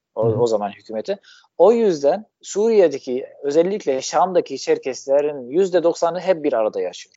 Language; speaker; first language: Turkish; non-native, fluent; Arabic